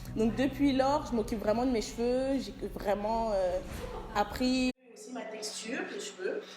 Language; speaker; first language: French; native; French